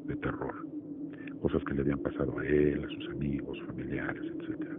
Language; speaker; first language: Spanish; native; Spanish